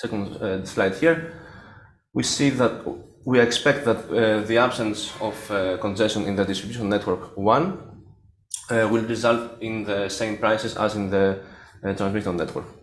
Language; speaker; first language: English; non-native, fluent; Greek